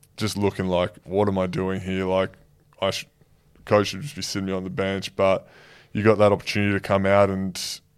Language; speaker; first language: English; native; English